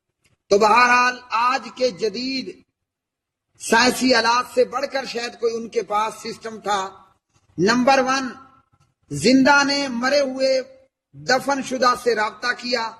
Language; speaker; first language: Urdu; native; Urdu